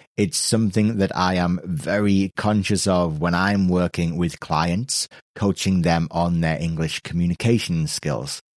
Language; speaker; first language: English; native; English